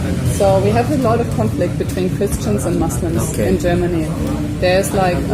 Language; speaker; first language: English; non-native, fluent; German